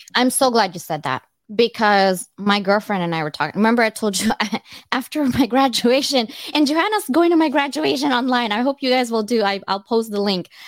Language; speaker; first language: English; early bilingual, other home language; Cebuano